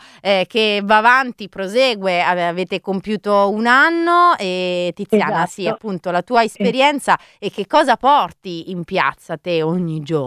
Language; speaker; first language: Italian; native; Italian